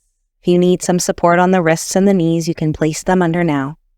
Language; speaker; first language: English; native; English